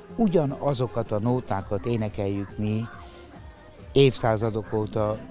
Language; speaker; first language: Hungarian; native; Hungarian